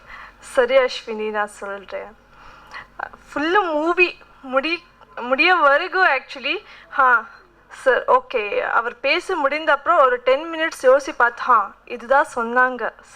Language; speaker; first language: Tamil; non-native, learner; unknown